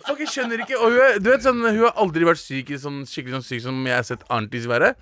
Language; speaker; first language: Norwegian; early bilingual, other home language; Urdu